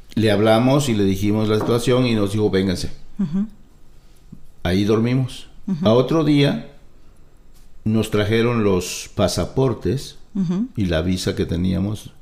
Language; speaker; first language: Spanish; native; Spanish